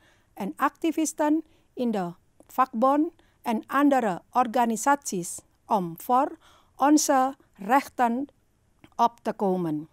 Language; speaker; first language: Dutch; non-native, learner; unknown